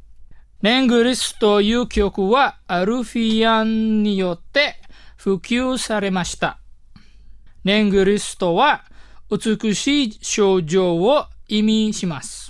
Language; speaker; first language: Japanese; non-native, fluent; Indonesian